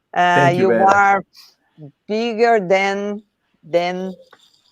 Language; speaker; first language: English; non-native, learner; Portuguese